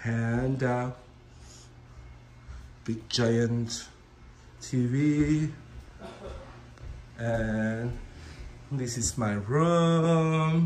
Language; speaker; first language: English; non-native, fluent; Indonesian